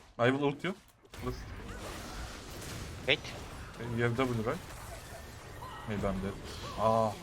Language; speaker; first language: English; non-native, learner; Turkish